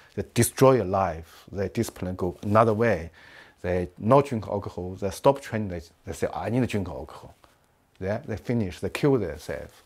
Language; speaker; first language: English; non-native, learner; Chinese